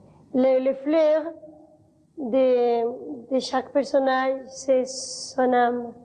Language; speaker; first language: French; non-native, fluent; Spanish